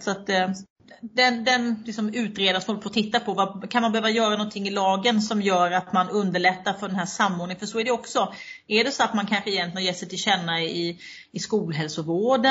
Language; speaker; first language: Swedish; native; Swedish